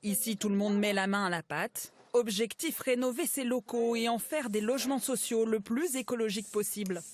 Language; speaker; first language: French; native; French